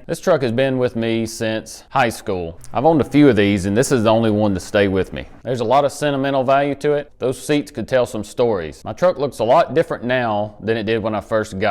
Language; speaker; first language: English; native; English